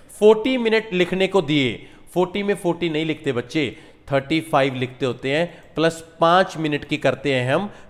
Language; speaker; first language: Hindi; non-native, local second language; Punjabi